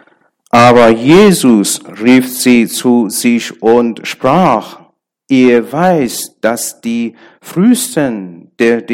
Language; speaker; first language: German; non-native, learner; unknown